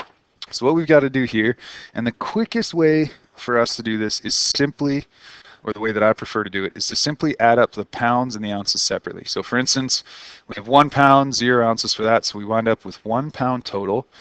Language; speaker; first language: English; native; English